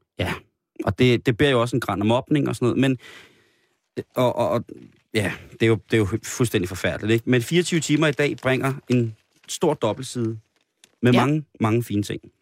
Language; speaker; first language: Danish; native; Danish